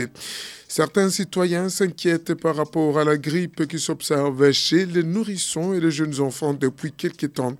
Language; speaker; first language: French; non-native, local second language; Rundi